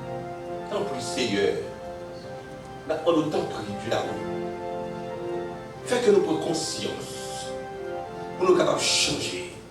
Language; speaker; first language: French; non-native, local second language; Haitian Creole